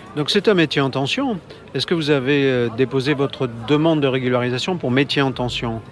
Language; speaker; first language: French; native; French